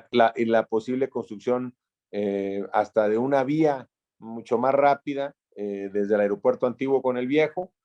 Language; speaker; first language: Spanish; native; Spanish